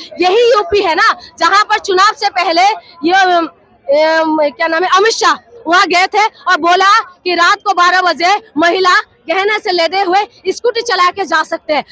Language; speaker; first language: Hindi; non-native, local second language; Assamese